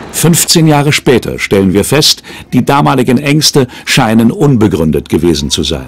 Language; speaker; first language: German; native; German